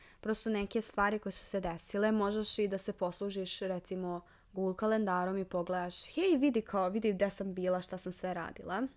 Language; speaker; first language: Serbian; native; Serbian